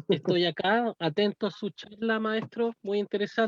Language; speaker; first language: Spanish; native; Spanish